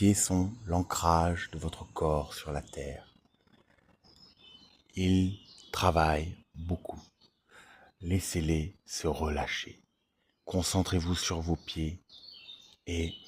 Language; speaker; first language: French; native; French